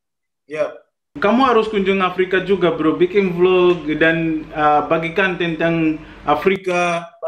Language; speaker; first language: Indonesian; non-native, fluent; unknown